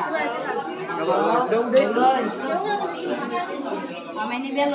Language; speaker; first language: English; non-native, learner; Indonesian